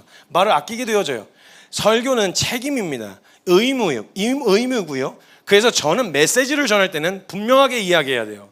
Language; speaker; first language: Korean; native; Korean